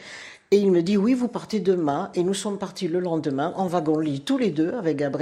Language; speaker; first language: French; native; French